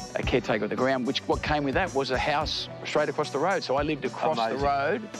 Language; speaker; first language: English; native; English